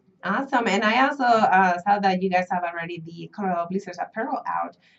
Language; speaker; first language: English; early bilingual, other home language; Spanish